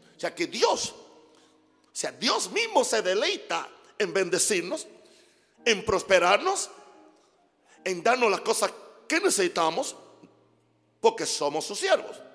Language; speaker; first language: Spanish; non-native, fluent; English